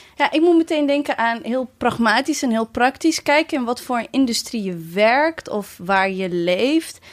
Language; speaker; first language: Dutch; early bilingual, other home language; Amharic